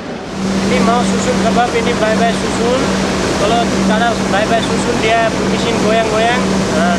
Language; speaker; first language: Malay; non-native, learner; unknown